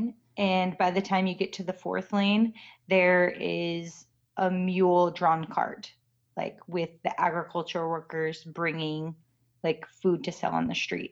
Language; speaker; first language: English; native; English